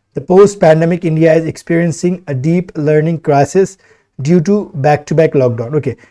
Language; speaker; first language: Hindi; native; Hindi